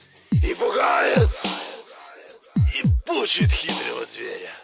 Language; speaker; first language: Russian; native; Russian